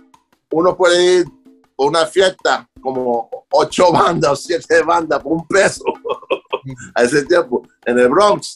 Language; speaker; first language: Spanish; early bilingual, other home language; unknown